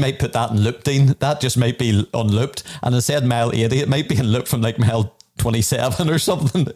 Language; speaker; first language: English; native; English